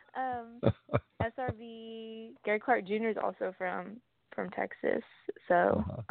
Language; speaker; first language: English; native; English